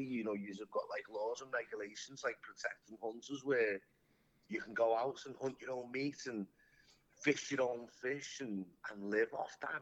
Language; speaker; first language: English; native; English